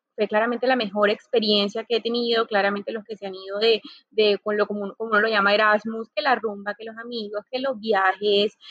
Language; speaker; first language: Spanish; native; Spanish